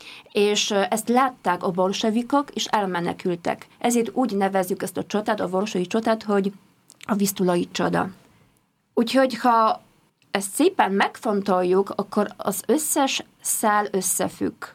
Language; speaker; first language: Hungarian; non-native, fluent; Polish